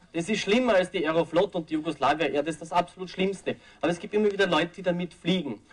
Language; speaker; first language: German; native; German